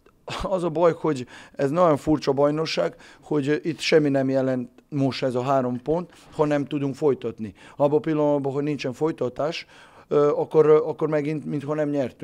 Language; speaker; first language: Hungarian; non-native, fluent; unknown